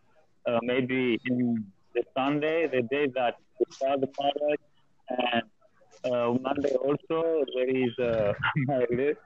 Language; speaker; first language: English; non-native, learner; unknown